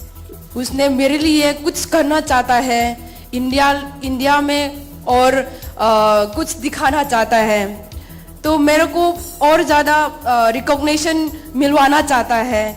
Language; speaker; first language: Hindi; non-native, local second language; Manipuri